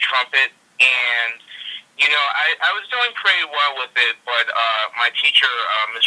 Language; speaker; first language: English; native; English